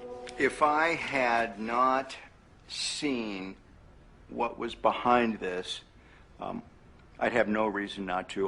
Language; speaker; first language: English; native; English